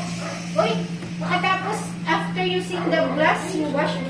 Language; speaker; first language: English; non-native, local second language; Filipino